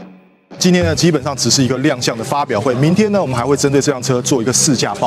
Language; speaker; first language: Chinese; native; Chinese